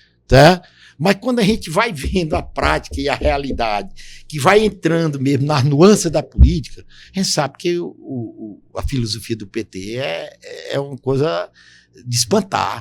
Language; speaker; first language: Portuguese; native; Portuguese